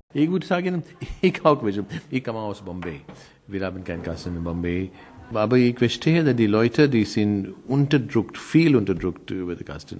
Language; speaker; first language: German; non-native, learner; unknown